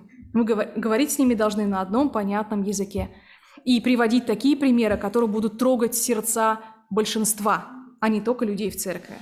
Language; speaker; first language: Russian; native; Russian